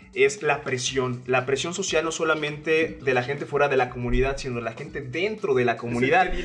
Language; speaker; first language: Spanish; native; Spanish